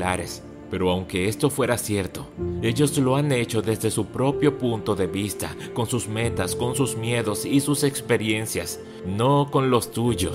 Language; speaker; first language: Spanish; native; Spanish